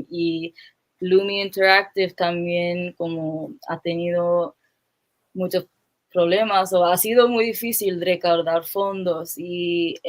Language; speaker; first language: Spanish; non-native, fluent; English